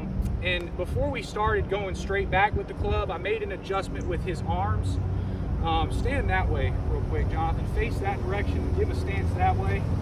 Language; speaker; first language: English; native; English